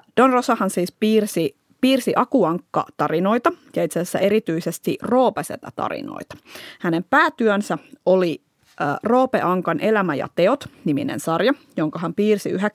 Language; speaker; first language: Finnish; native; Finnish